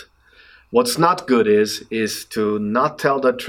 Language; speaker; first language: English; non-native, fluent; German